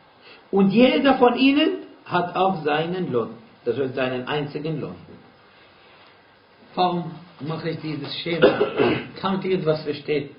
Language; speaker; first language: German; non-native, fluent; Arabic